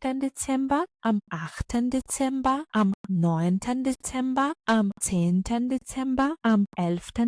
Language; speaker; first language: German; non-native, fluent; Ukrainian